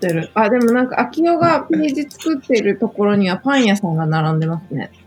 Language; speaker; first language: Japanese; native; Japanese